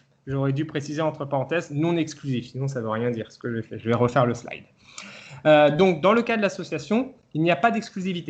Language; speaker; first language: French; native; French